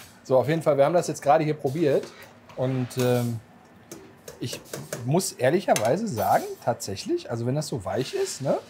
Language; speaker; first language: German; native; German